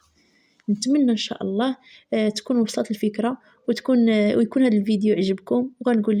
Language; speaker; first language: Arabic; native; Arabic